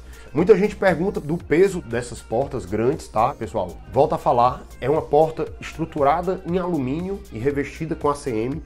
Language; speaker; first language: Portuguese; native; Portuguese